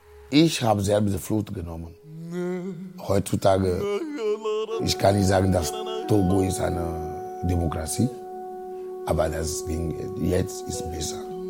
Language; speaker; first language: German; non-native, fluent; Ewe